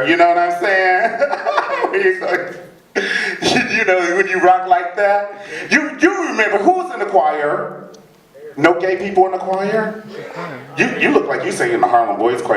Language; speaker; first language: English; native; English